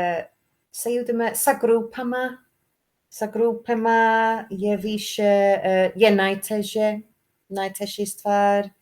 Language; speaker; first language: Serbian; non-native, learner; English